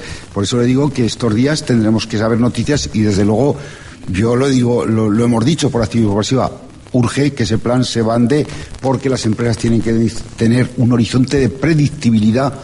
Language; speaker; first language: Spanish; native; Spanish